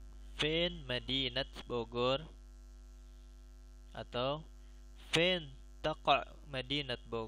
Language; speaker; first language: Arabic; non-native, learner; Indonesian